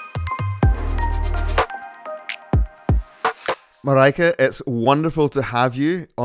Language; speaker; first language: English; native; English